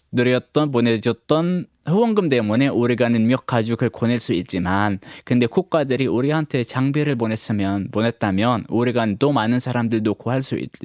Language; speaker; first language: Korean; non-native, fluent; Arabic